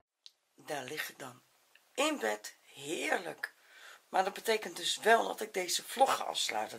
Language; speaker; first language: Dutch; native; Dutch